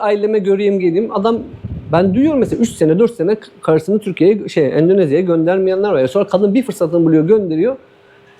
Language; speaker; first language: Turkish; native; Turkish